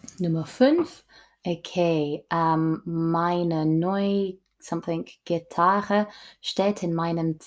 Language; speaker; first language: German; non-native, learner; English